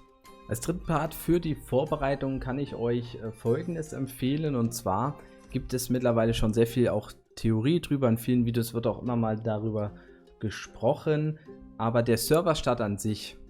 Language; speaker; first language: German; native; German